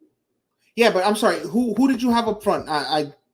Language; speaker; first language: English; native; English